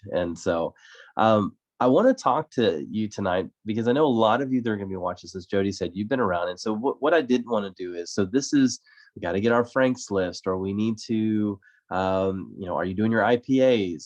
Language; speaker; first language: English; native; English